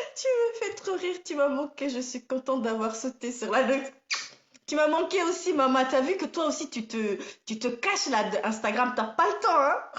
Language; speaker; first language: French; non-native, local second language; Somali